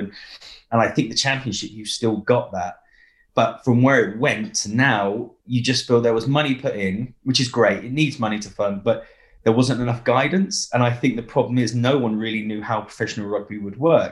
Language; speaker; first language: English; native; English